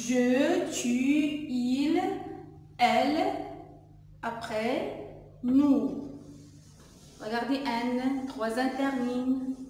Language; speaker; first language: French; non-native, local second language; Arabic